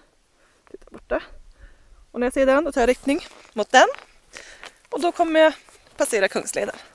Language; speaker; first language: Swedish; native; Swedish